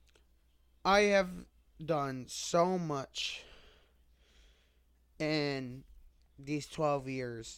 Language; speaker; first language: English; native; English